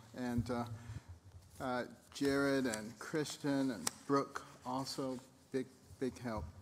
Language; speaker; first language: English; native; English